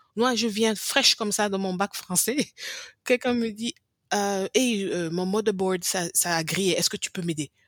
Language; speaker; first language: French; non-native, local second language; English